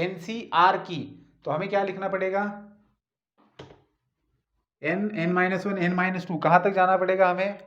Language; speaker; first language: Hindi; native; Hindi